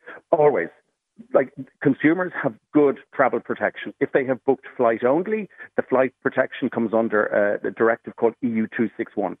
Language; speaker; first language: English; native; English